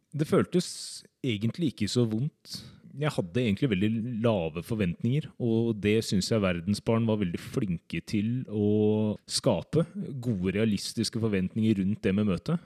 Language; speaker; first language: Norwegian; native; Norwegian